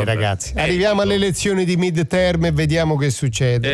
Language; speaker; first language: Italian; native; Italian